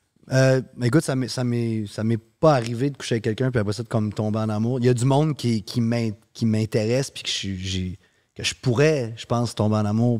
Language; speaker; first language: French; early bilingual, heritage; French